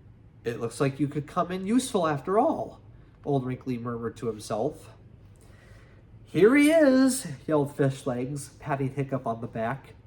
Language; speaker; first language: English; native; English